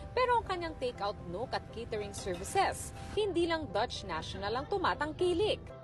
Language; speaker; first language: Filipino; native; Filipino